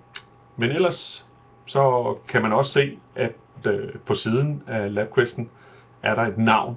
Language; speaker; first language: Danish; native; Danish